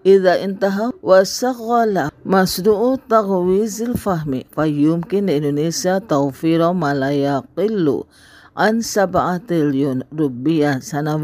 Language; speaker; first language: Arabic; non-native, fluent; Indonesian